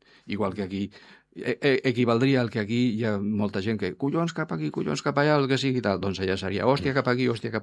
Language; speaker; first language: Catalan; non-native, fluent; Spanish